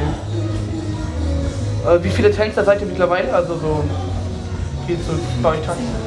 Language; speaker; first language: German; native; German